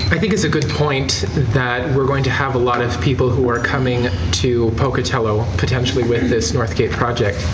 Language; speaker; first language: English; native; English